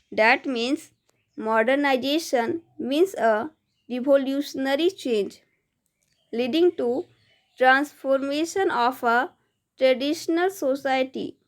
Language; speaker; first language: English; non-native, local second language; Hindi